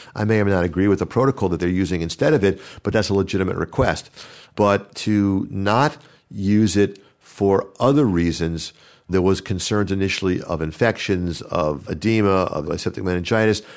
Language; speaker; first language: English; native; English